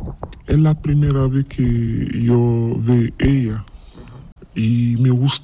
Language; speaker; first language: Spanish; non-native, learner; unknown